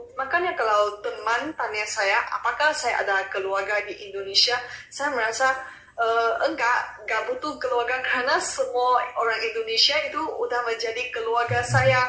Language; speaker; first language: Indonesian; non-native, local second language; Malay